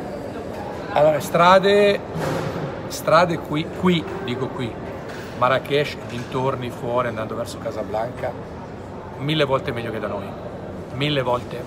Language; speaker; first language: Italian; native; Italian